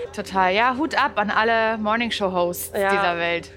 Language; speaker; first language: German; native; German